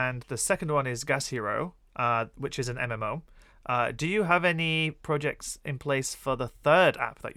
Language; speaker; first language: English; native; English